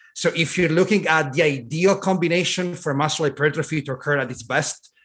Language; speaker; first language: English; non-native, fluent; Italian